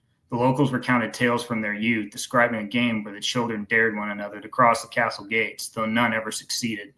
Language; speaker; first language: English; native; English